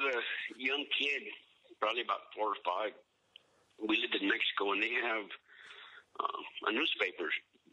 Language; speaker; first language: English; early bilingual, other home language; Spanish